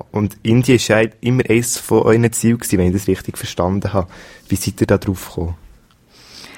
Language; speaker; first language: German; native; German